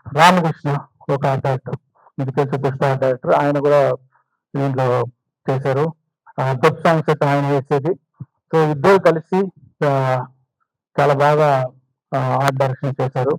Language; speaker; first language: Telugu; non-native, fluent; Tamil